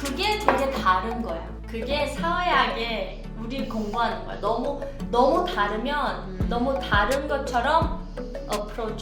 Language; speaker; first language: Korean; early bilingual, heritage; Korean